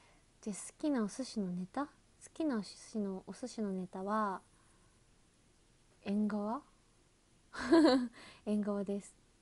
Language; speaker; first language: Japanese; native; Japanese